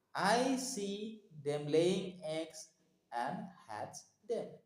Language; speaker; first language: English; non-native, local second language; Assamese